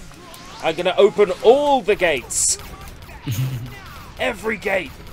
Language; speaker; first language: English; native; English